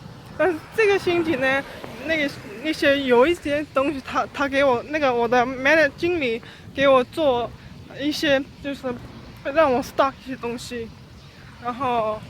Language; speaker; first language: Chinese; early bilingual, heritage; Chinese